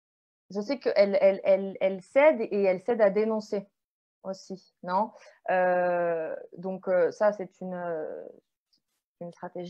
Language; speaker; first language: French; native; French